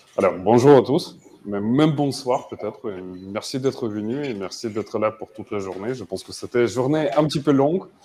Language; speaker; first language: French; non-native, fluent; Russian